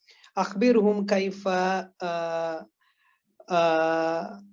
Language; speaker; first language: Arabic; non-native, fluent; Urdu